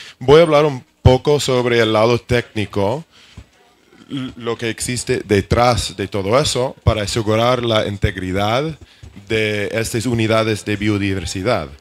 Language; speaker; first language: Spanish; non-native, fluent; English